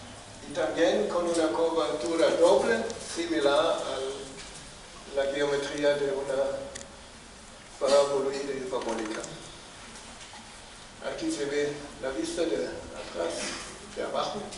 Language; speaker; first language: Spanish; non-native, fluent; German